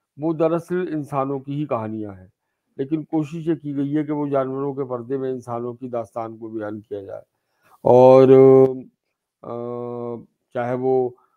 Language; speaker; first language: Urdu; native; Urdu